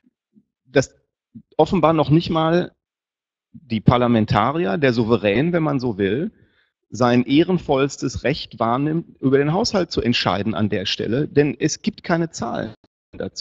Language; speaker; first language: German; native; German